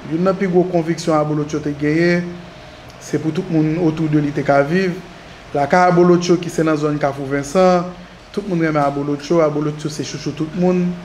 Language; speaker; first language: Haitian Creole; native; Haitian Creole